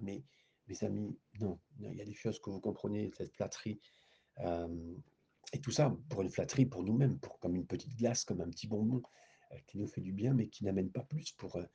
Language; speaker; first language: French; native; French